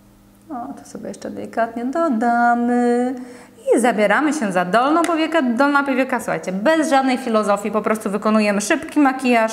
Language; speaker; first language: Polish; native; Polish